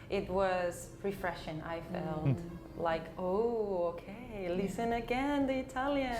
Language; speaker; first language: English; non-native, fluent; Spanish